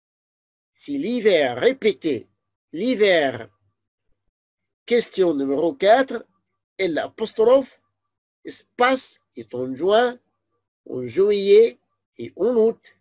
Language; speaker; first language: French; non-native, fluent; Arabic